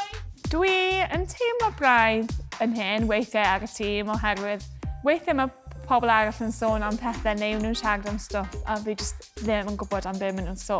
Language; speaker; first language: Welsh; native; Welsh